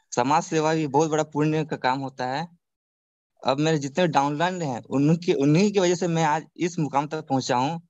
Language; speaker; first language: Hindi; native; Hindi